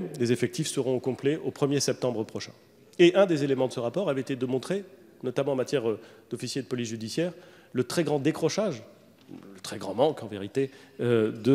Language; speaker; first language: French; native; French